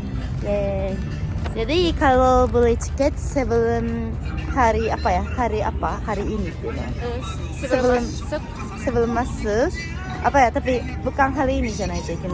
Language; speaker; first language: Indonesian; non-native, learner; Japanese